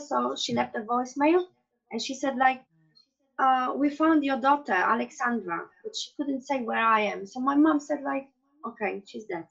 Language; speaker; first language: English; non-native, fluent; Polish